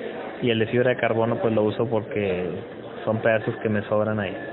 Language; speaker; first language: Spanish; native; Spanish